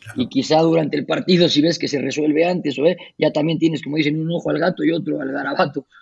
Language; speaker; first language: Spanish; native; Spanish